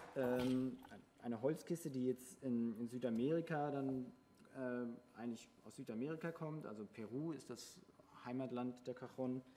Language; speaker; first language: German; native; German